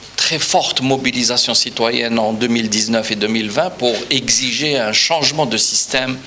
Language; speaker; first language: French; non-native, local second language; Arabic